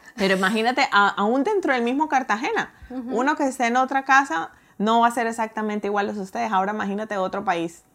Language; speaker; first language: Spanish; native; Spanish